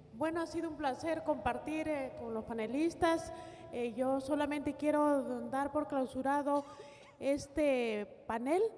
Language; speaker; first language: Spanish; native; Spanish